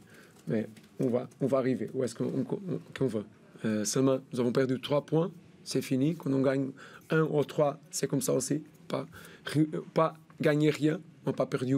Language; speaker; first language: French; non-native, learner; Portuguese